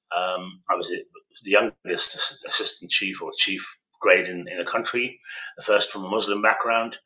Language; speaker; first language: English; native; English